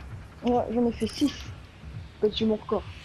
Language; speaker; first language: French; native; French